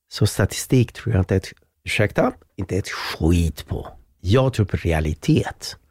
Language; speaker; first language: Swedish; non-native, fluent; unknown